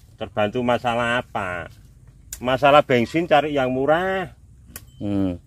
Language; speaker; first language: Indonesian; non-native, local second language; Javanese